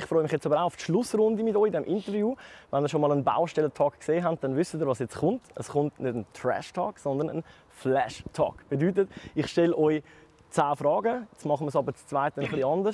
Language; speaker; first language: German; native; German